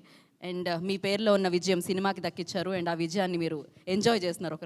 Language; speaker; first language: Telugu; native; Telugu